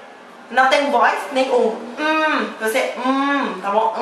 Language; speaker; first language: Portuguese; non-native, learner; Thai